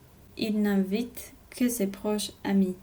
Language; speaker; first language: French; non-native, fluent; Spanish